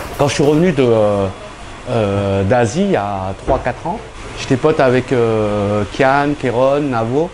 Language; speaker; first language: French; early bilingual, other home language; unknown